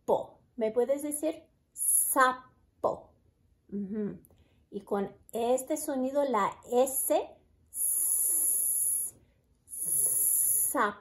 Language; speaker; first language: Spanish; early bilingual, heritage; Spanish